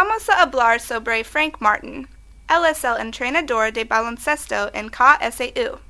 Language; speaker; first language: Spanish; non-native, learner; English